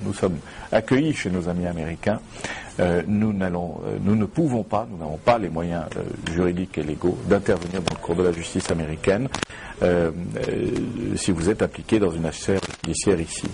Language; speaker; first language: French; native; French